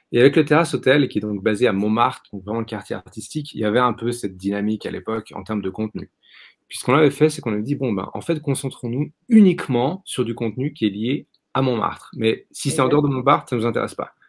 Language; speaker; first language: French; native; French